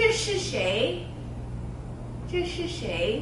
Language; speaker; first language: Chinese; non-native, learner; English